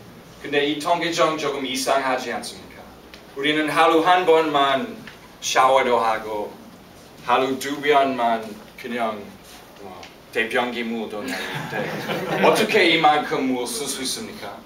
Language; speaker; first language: Korean; non-native, fluent; English